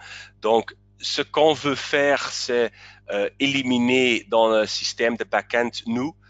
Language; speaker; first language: French; non-native, local second language; Dutch